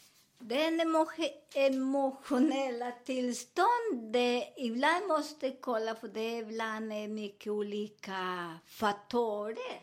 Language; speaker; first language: Swedish; non-native, fluent; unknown